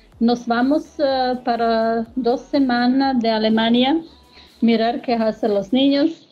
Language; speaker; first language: Spanish; non-native, learner; German